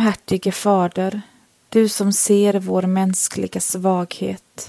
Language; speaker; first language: Swedish; native; Swedish